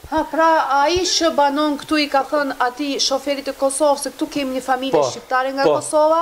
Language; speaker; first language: Albanian; native; Albanian